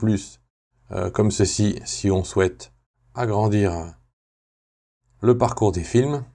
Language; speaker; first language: French; native; French